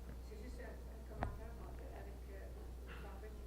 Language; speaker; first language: French; native; French